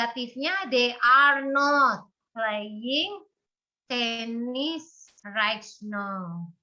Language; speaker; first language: English; non-native, learner; Indonesian